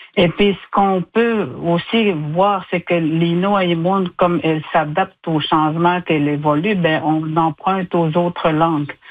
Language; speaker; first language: French; non-native, local second language; Innu-aimun